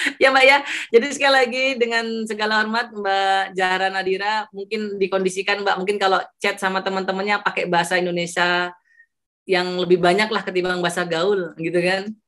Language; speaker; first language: Indonesian; non-native, local second language; Javanese